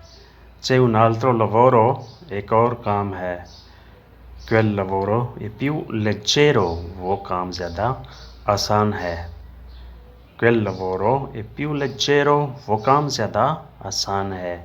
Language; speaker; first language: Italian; non-native, learner; Urdu